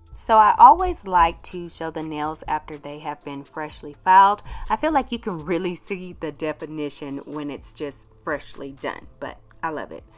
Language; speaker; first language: English; native; English